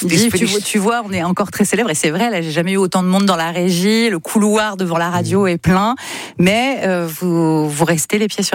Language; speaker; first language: French; native; French